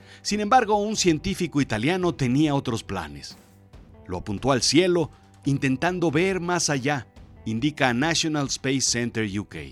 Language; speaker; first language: Spanish; native; Spanish